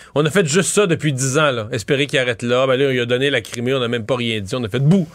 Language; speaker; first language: French; native; French